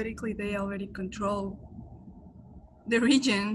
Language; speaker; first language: English; non-native, fluent; Spanish